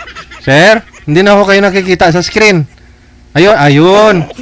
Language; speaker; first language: Filipino; native; Filipino